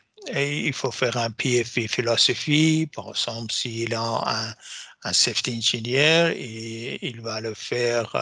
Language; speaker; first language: French; non-native, fluent; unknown